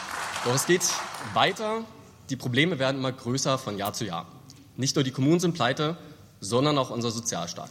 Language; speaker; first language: German; native; German